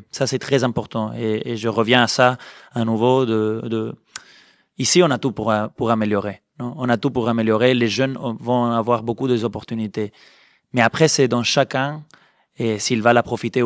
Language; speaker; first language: French; non-native, fluent; Spanish